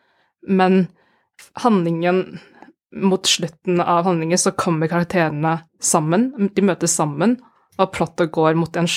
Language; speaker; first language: Norwegian; non-native, fluent; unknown